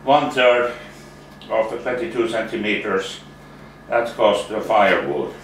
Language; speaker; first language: English; non-native, fluent; Finnish